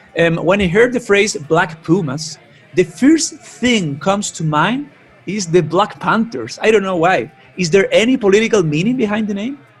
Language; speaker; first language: English; non-native, fluent; Spanish